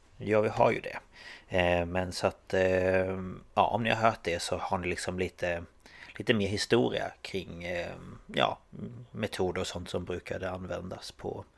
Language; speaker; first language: Swedish; native; Swedish